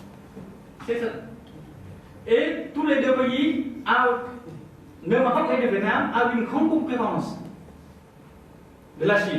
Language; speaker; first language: French; non-native, fluent; Vietnamese